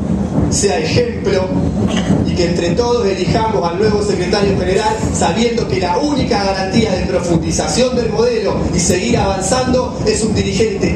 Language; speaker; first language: Spanish; native; Spanish